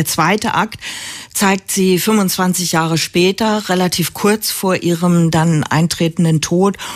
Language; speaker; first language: German; native; German